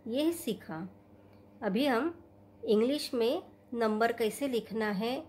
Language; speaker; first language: Hindi; non-native, local second language; Marathi